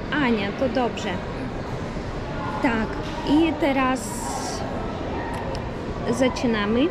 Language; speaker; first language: Polish; early bilingual, heritage; Polish